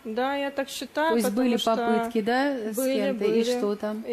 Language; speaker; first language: Russian; native; Russian